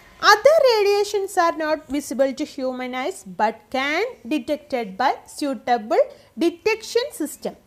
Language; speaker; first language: English; non-native, local second language; Malayalam